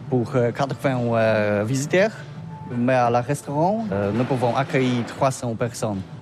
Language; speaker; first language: French; non-native, learner; Polish